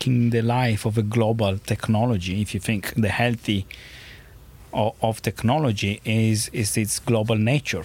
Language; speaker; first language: English; non-native, fluent; Italian